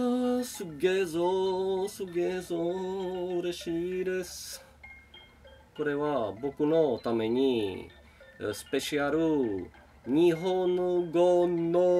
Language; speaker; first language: Japanese; non-native, learner; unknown